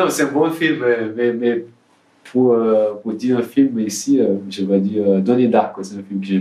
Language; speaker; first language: French; non-native, learner; Portuguese